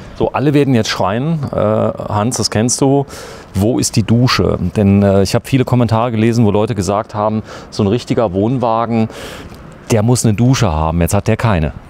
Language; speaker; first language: German; native; German